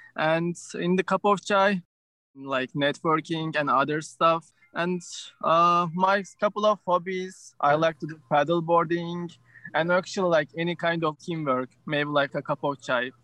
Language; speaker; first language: English; non-native, learner; Turkish